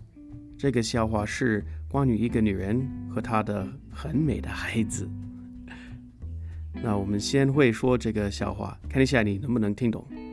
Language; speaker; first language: Chinese; non-native, fluent; English